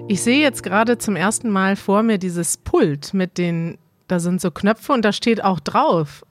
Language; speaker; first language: German; native; German